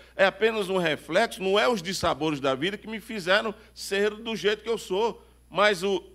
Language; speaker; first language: Portuguese; native; Portuguese